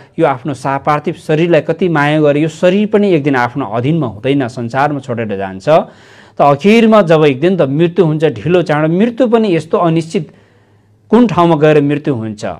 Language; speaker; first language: Nepali; non-native, local second language; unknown